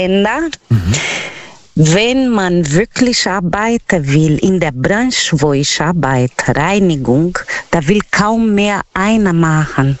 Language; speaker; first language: German; non-native, learner; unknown